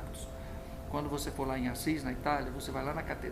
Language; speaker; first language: Portuguese; native; Portuguese